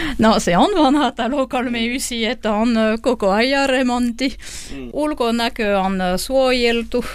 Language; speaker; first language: Finnish; non-native, learner; French